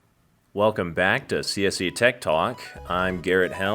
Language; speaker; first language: English; native; English